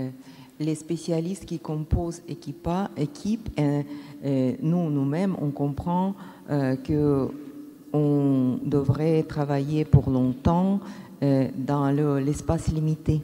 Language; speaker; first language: French; non-native, learner; Russian